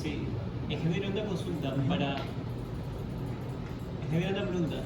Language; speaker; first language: Spanish; native; Spanish